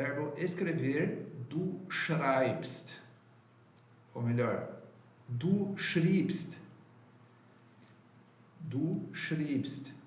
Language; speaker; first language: German; non-native, fluent; Portuguese